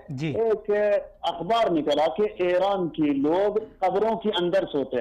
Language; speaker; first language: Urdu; non-native, learner; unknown